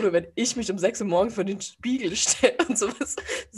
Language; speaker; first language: German; native; German